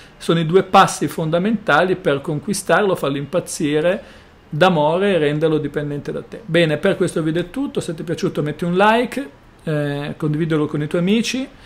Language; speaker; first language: Italian; native; Italian